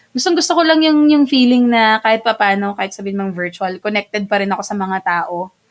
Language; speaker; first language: Filipino; non-native, local second language; Bikol